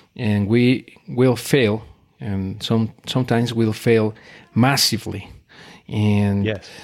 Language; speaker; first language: English; non-native, fluent; Spanish